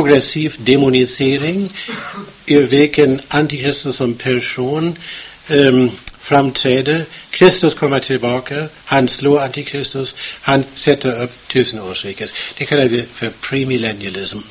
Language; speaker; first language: Swedish; non-native, fluent; German